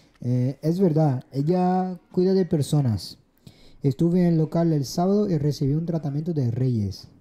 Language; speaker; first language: Spanish; non-native, fluent; Portuguese